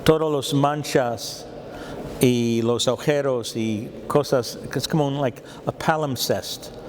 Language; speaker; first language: Spanish; non-native, learner; English